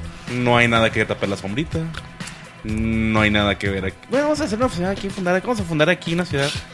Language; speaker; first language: Spanish; native; Spanish